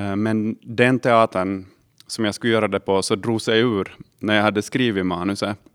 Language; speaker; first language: Swedish; native; Swedish